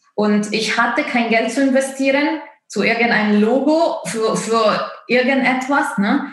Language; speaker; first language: German; non-native, fluent; Italian